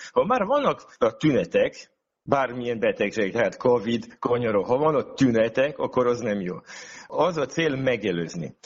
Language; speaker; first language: Hungarian; non-native, local second language; Serbian